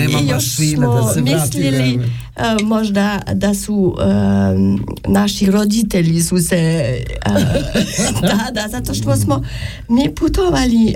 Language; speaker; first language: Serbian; non-native, learner; French